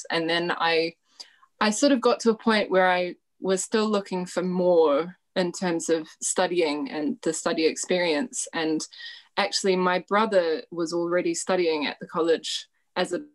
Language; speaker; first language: English; native; English